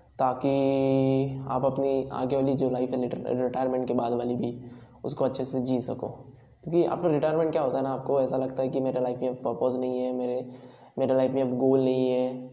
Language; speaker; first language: Hindi; non-native, local second language; Marathi